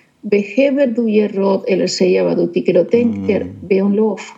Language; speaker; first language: Swedish; non-native, fluent; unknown